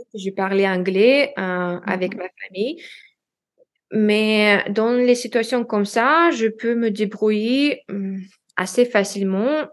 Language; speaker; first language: French; non-native, learner; Russian